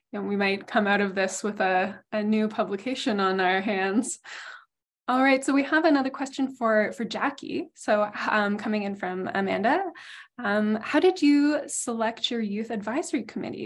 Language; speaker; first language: English; native; English